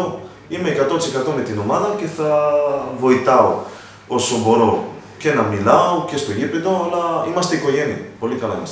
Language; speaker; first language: Greek; non-native, learner; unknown